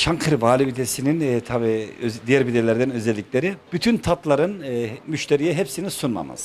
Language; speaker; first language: Turkish; native; Turkish